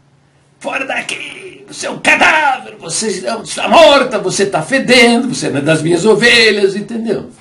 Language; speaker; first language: Portuguese; native; Portuguese